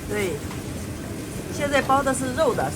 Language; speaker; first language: Chinese; native; Chinese